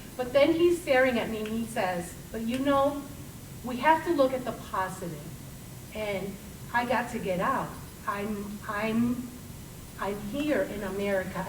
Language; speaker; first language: English; early bilingual, other home language; Spanish